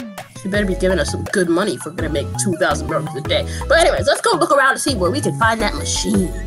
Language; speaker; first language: English; native; English